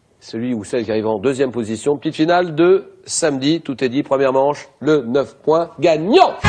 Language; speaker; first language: French; native; French